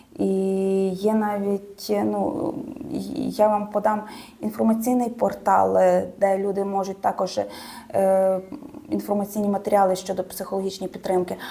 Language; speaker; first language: Ukrainian; native; Ukrainian